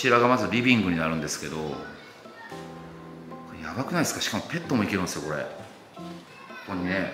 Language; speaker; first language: Japanese; native; Japanese